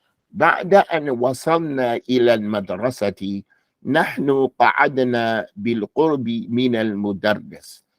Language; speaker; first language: Arabic; non-native, fluent; English